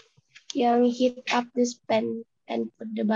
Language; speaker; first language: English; non-native, learner; Indonesian